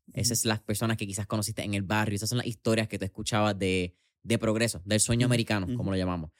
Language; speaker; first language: Spanish; native; Spanish